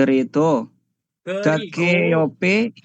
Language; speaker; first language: Korean; non-native, learner; Indonesian